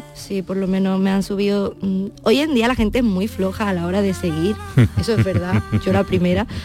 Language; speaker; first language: Spanish; native; Spanish